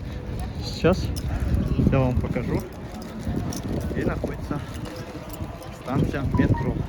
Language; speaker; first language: Russian; early bilingual, other home language; Tajik